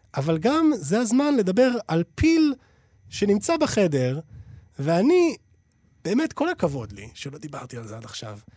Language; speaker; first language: Hebrew; native; Hebrew